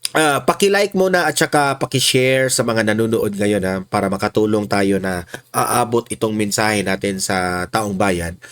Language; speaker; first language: Filipino; non-native, local second language; Cebuano